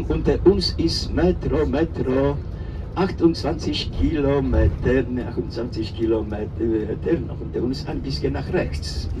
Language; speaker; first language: German; non-native, fluent; Polish